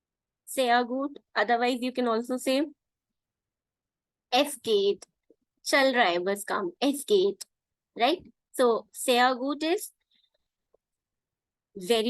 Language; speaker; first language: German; non-native, fluent; Hindi